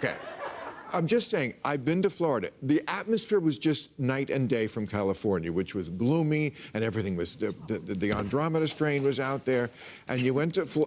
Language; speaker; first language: English; native; English